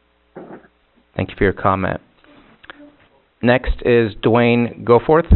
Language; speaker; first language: English; native; English